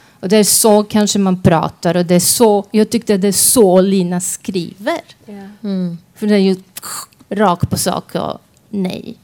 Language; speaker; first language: Swedish; non-native, fluent; Croatian